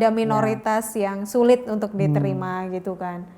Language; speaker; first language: Indonesian; native; Indonesian